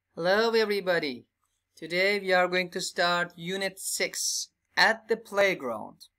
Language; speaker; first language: English; non-native, fluent; Turkish